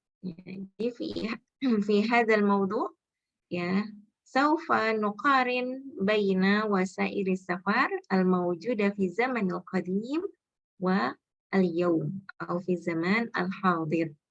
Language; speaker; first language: Arabic; non-native, fluent; Indonesian